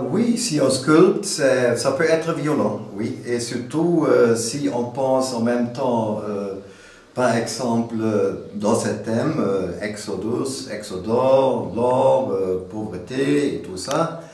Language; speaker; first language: French; non-native, fluent; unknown